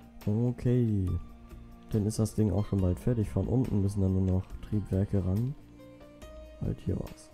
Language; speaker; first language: German; native; German